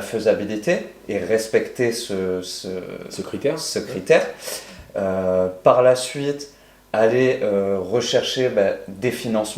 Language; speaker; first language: French; native; French